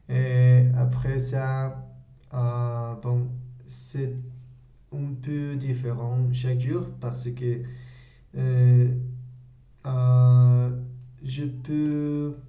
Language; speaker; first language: French; non-native, learner; Spanish